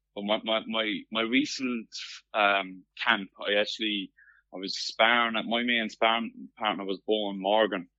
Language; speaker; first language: English; native; English